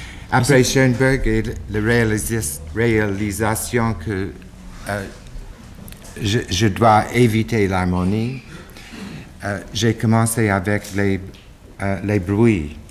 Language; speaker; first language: French; non-native, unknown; English